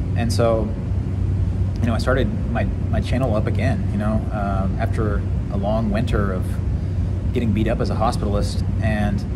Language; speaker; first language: English; native; English